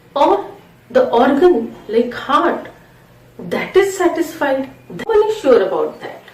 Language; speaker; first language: English; non-native, local second language; Marathi